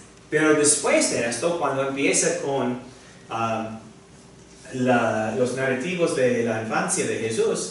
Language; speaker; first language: Spanish; non-native, fluent; English